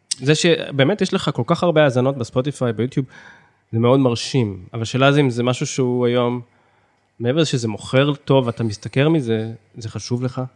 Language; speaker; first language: Hebrew; native; Hebrew